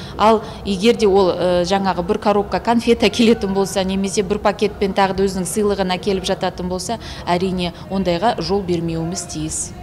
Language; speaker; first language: Kazakh; native; Kazakh